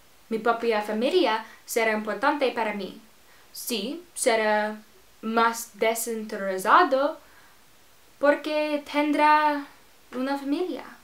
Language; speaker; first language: Spanish; non-native, learner; English